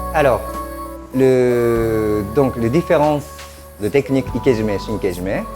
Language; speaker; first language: French; non-native, fluent; Japanese